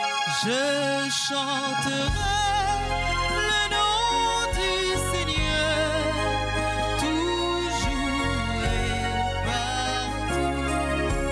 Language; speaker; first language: French; non-native, local second language; Haitian Creole